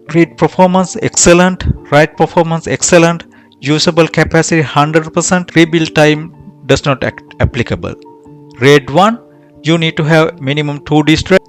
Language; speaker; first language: English; non-native, fluent; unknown